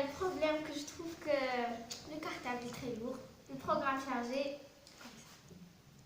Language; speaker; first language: French; non-native, learner; Arabic